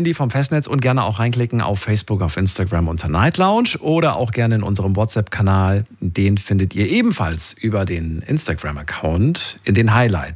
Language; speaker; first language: German; native; German